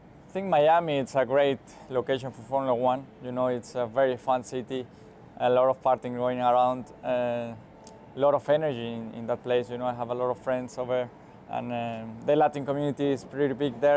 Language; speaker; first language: English; non-native, fluent; Spanish